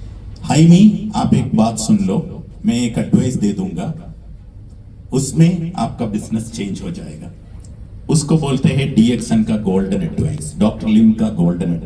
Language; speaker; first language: Hindi; non-native, learner; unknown